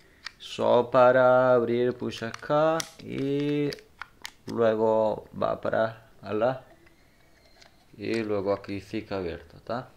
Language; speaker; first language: Portuguese; non-native, learner; Spanish